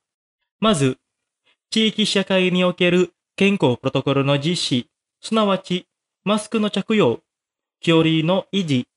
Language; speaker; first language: Japanese; non-native, fluent; Indonesian